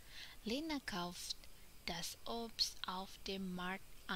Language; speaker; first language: German; non-native, fluent; Indonesian